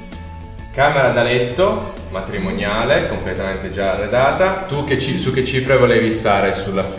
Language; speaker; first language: Italian; native; Italian